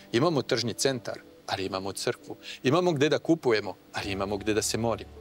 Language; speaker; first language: Croatian; non-native, fluent; French